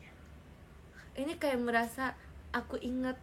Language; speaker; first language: Indonesian; native; Indonesian